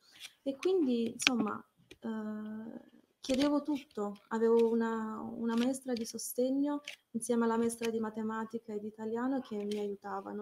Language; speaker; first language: Italian; early bilingual, other home language; Arabic